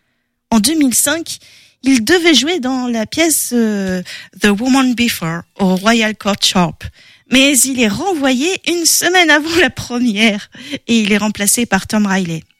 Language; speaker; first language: French; native; French